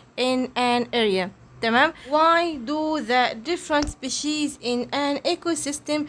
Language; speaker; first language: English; non-native, fluent; Arabic